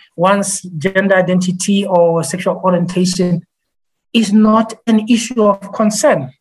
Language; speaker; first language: English; non-native, local second language; Tswana